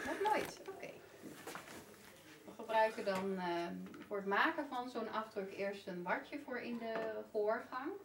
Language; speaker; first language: Dutch; native; Dutch